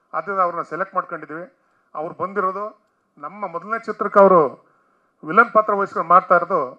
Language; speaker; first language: Kannada; native; Kannada